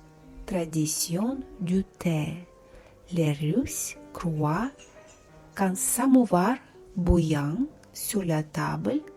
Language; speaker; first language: French; non-native, fluent; Russian